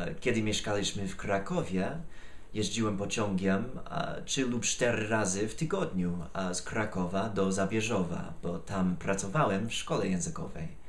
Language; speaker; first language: Polish; non-native, fluent; English